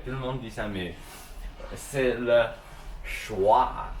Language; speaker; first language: French; non-native, learner; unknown